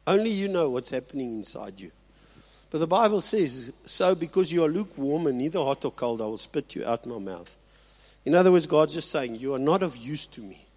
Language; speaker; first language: English; non-native, local second language; Afrikaans